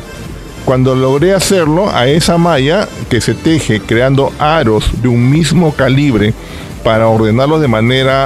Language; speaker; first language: Spanish; native; Spanish